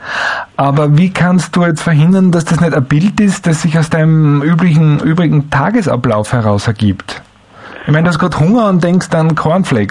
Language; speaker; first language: German; native; German